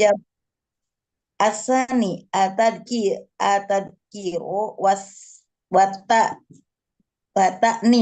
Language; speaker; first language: Arabic; non-native, learner; Indonesian